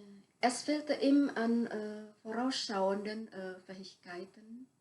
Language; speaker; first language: German; non-native, fluent; Javanese